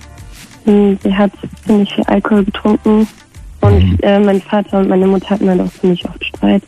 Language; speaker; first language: German; native; German